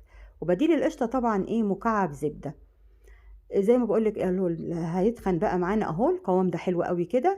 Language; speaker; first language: Arabic; native; Arabic